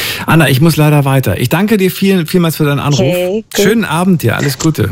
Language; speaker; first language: German; native; German